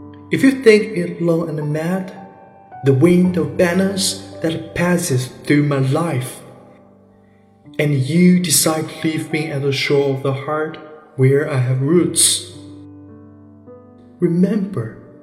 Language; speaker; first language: English; non-native, fluent; Chinese